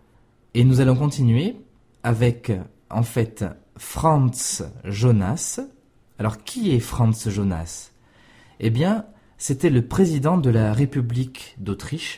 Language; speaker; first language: French; native; French